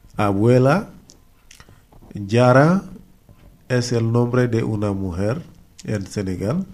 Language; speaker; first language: Spanish; non-native, fluent; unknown